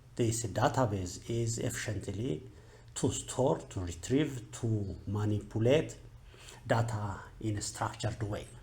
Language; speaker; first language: English; non-native, local second language; Amharic